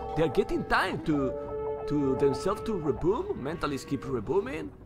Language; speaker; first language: English; non-native, fluent; Spanish